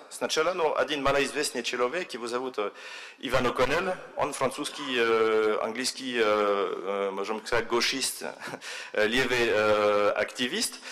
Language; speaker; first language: Russian; non-native, fluent; French